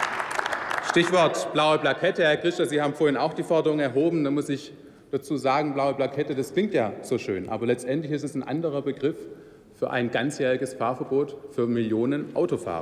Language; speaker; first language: German; native; German